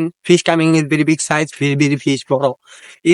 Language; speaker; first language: English; non-native, learner; Bangla